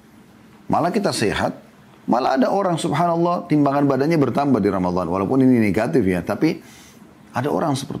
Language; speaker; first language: Indonesian; native; Indonesian